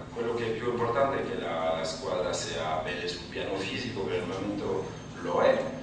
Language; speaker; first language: Italian; non-native, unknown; French